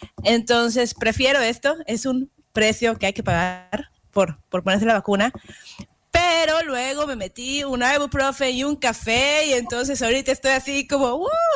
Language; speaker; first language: Spanish; native; Spanish